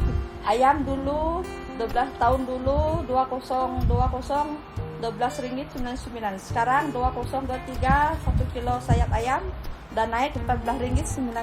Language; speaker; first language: Malay; native; Malay